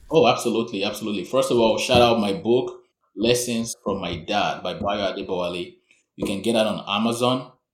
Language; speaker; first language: English; non-native, local second language; Yoruba